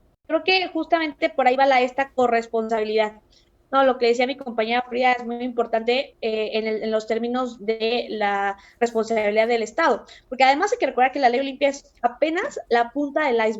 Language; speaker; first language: Spanish; native; Spanish